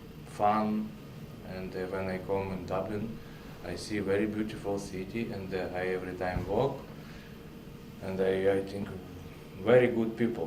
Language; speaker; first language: English; non-native, learner; Russian